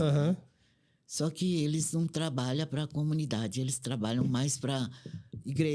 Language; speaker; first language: Portuguese; non-native, fluent; Korean